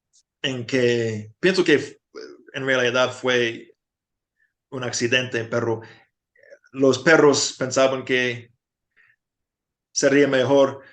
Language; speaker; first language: Spanish; non-native, fluent; English